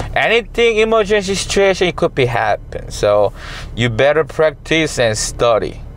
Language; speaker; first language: English; non-native, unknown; Korean